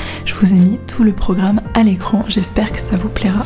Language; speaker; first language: French; native; French